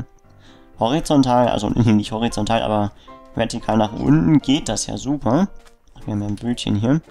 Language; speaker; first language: German; native; German